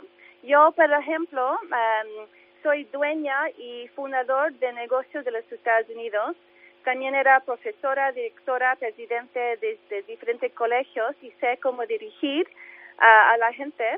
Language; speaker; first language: Spanish; early bilingual, heritage; English